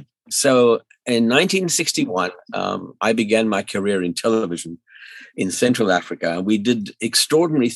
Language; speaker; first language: English; native; English